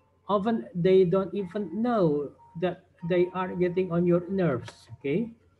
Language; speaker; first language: English; non-native, fluent; Indonesian